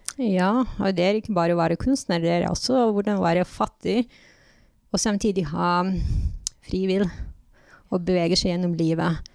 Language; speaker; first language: Norwegian; non-native, fluent; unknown